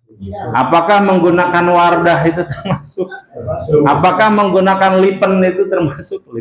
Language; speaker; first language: Indonesian; non-native, local second language; Sundanese